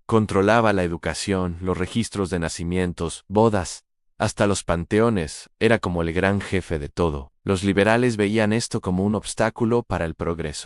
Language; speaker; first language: Spanish; native; Spanish